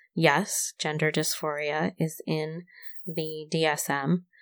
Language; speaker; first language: English; native; English